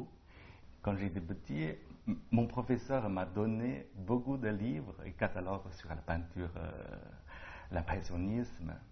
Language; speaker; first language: French; non-native, learner; Chinese